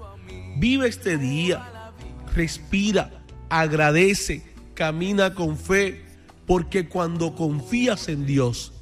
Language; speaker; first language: Spanish; native; Spanish